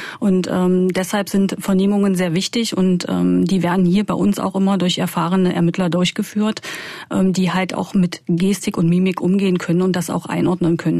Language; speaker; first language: German; native; German